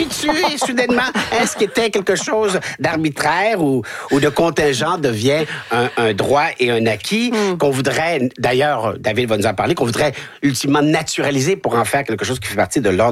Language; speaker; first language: French; native; French